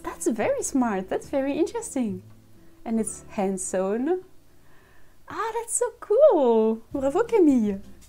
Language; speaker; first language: English; non-native, fluent; French